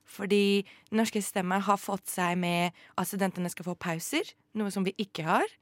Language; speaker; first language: Norwegian; non-native, fluent; Greek